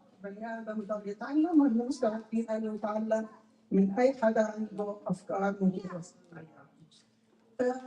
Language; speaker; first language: Arabic; native; Arabic